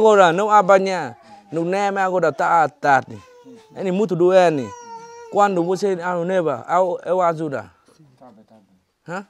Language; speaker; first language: Portuguese; non-native, learner; Vietnamese